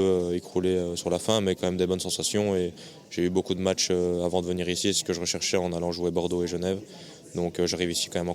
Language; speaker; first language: French; native; French